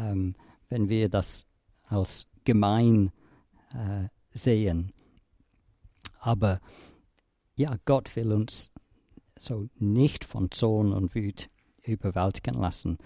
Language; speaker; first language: German; non-native, fluent; English